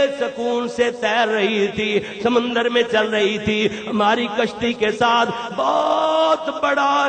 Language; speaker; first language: Urdu; non-native, local second language; Punjabi